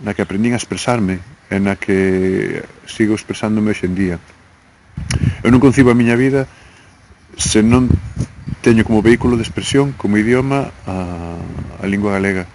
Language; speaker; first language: Galician; native; Galician